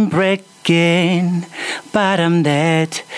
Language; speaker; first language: English; non-native, local second language; Zulu